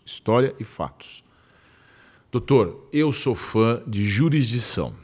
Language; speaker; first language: Portuguese; native; Portuguese